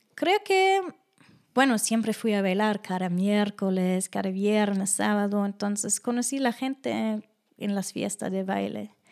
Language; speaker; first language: Spanish; non-native, fluent; German